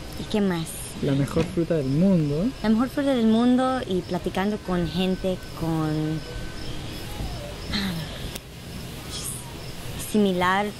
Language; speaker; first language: Spanish; early bilingual, heritage; Spanish